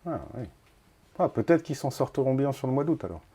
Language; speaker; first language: French; native; French